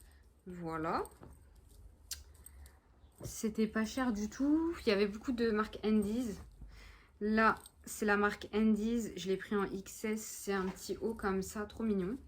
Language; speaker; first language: French; native; French